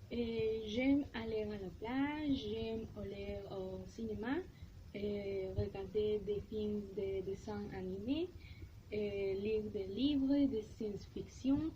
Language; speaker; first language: French; non-native, learner; Spanish